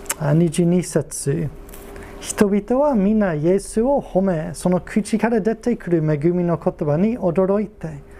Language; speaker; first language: Japanese; non-native, fluent; English